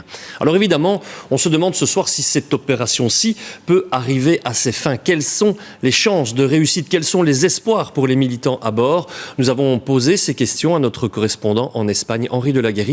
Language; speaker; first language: French; native; French